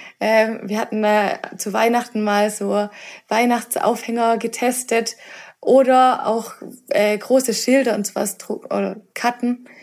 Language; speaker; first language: German; native; German